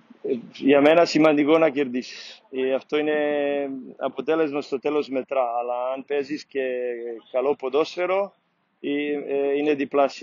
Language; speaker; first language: Greek; non-native, fluent; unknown